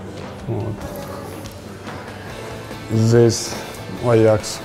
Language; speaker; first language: Russian; non-native, learner; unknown